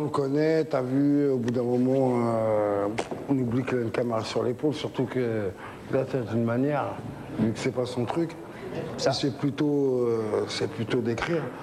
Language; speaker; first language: French; native; French